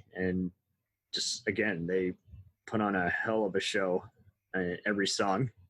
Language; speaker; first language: English; native; English